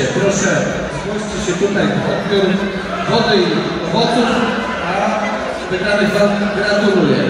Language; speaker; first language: Polish; native; Polish